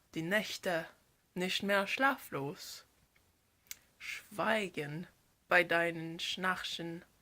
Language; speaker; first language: German; non-native, learner; English